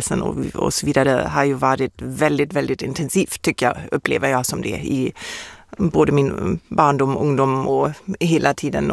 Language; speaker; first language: Swedish; non-native, fluent; German